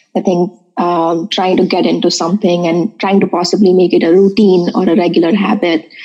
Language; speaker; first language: English; non-native, local second language; Marathi